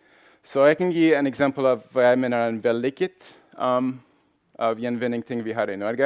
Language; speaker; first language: Norwegian; non-native, fluent; English